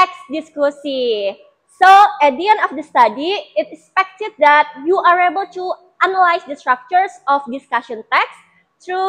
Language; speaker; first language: English; non-native, fluent; Indonesian